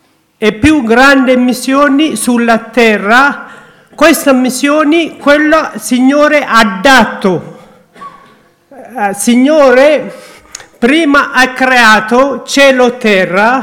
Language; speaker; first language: Italian; non-native, learner; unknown